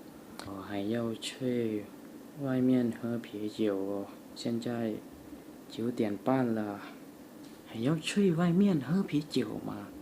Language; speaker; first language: Chinese; non-native, learner; Lao